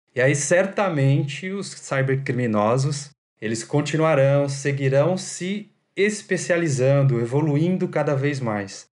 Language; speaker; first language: Portuguese; native; Portuguese